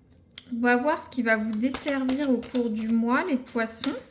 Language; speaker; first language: French; native; French